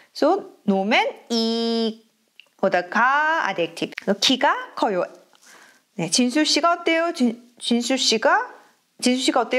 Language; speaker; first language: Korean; non-native, learner; German